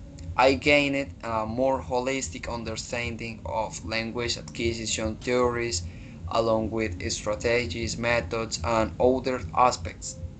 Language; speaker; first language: English; non-native, fluent; Spanish